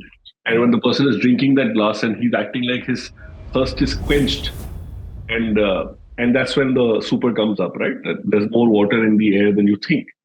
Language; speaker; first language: English; non-native, local second language; Hindi